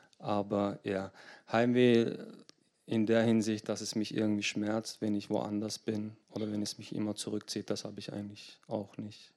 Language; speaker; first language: German; early bilingual, other home language; Turkish